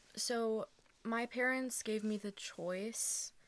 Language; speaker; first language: English; early bilingual, heritage; English